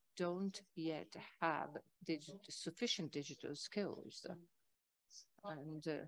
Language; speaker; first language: English; non-native, fluent; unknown